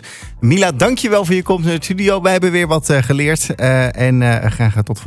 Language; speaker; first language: Dutch; native; Dutch